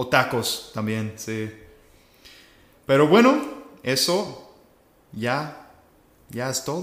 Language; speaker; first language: Spanish; non-native, fluent; English